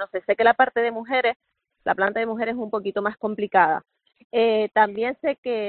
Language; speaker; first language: Spanish; native; Spanish